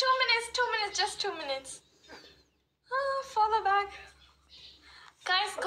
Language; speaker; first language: English; non-native, learner; Hindi